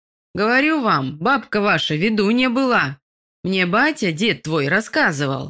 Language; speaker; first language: Russian; native; Russian